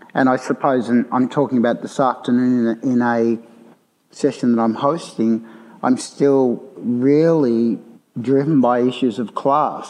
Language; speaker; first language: English; native; English